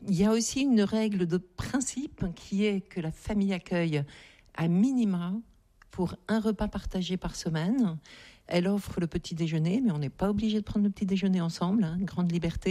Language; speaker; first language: French; native; French